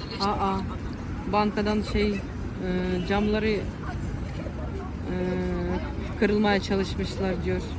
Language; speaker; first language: Turkish; non-native, learner; Russian